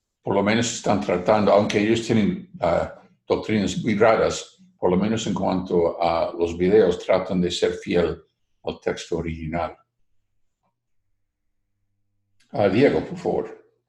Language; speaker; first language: Spanish; non-native, fluent; English